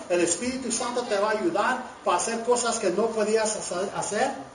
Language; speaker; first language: Spanish; non-native, learner; English